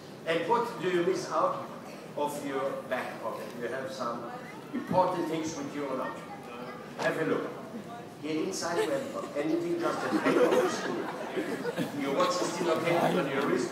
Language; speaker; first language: English; non-native, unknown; German